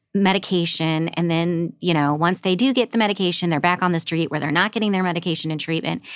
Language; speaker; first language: English; native; English